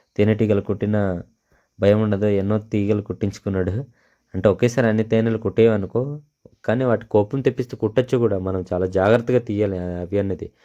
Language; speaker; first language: Telugu; non-native, local second language; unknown